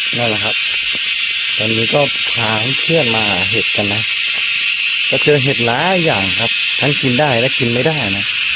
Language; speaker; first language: Thai; non-native, local second language; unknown